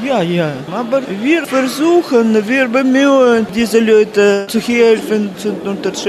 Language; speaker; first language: German; non-native, fluent; Russian